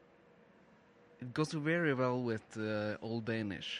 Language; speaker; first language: English; non-native, fluent; Norwegian